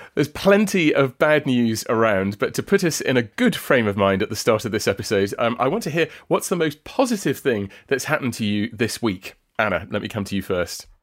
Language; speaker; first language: English; native; English